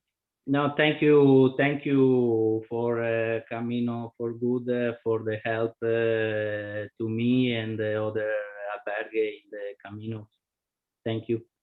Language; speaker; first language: English; non-native, learner; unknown